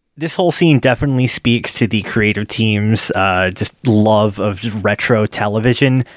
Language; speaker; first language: English; native; English